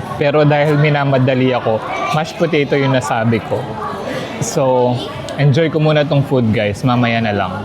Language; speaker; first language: Filipino; non-native, local second language; Pampanga